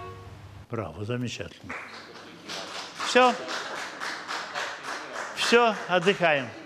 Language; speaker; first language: Russian; non-native, fluent; Lithuanian